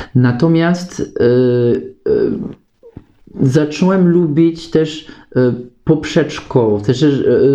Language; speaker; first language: Polish; non-native, fluent; French